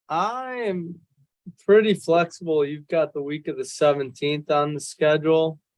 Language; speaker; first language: English; native; English